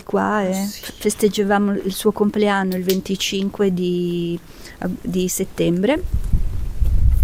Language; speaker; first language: Italian; native; Italian